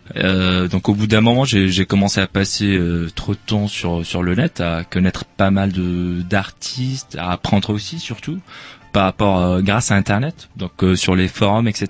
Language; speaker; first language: French; non-native, local second language; Arabic